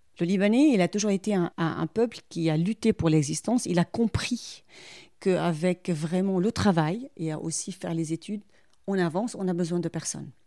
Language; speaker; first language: French; non-native, local second language; Arabic